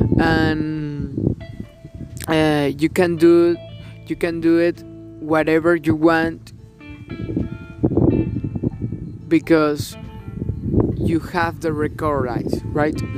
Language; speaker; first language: English; non-native, learner; Spanish